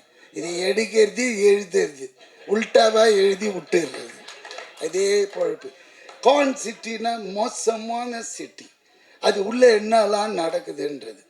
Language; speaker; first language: Tamil; native; Tamil